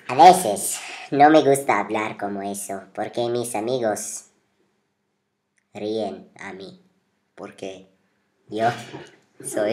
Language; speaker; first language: Spanish; non-native, learner; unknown